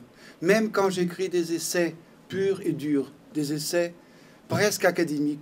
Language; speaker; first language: French; non-native, fluent; Portuguese